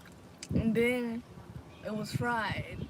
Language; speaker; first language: English; native; English